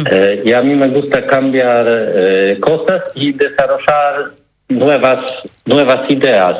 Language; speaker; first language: Spanish; non-native, learner; Polish